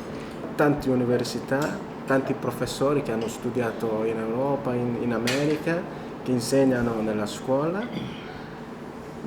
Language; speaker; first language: Italian; non-native, fluent; Korean